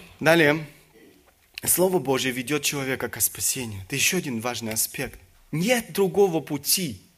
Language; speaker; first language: Russian; early bilingual, other home language; German